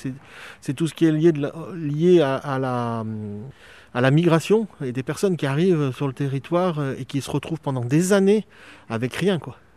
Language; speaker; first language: French; native; French